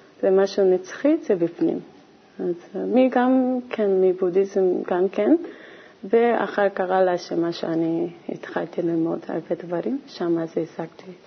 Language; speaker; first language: Hebrew; non-native, learner; Korean